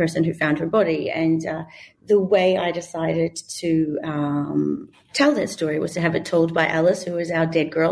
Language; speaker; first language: English; native; English